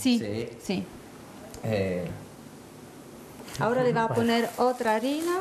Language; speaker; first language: Spanish; non-native, fluent; Italian